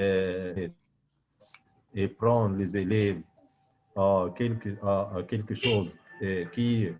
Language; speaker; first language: French; non-native, fluent; Arabic